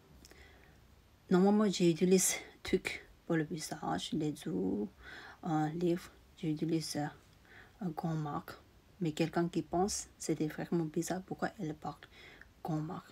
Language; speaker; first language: French; non-native, learner; Tibetan